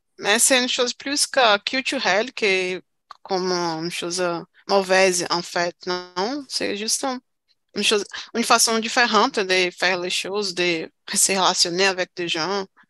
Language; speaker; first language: French; non-native, fluent; Portuguese